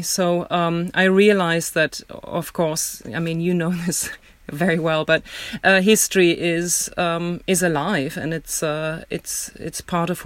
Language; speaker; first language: English; non-native, fluent; German